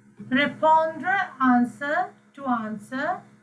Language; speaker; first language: English; non-native, local second language; Sinhala